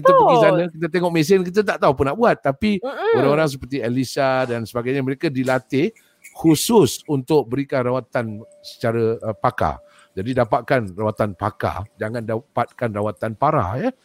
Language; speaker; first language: Malay; native; Malay